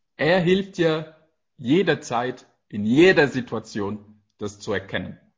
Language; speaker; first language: German; non-native, fluent; French